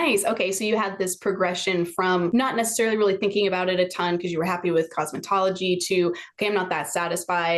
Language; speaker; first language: English; native; English